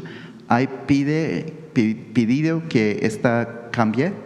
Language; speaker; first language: Spanish; early bilingual, heritage; English